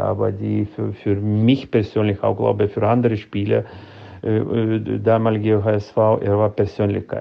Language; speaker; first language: German; non-native, fluent; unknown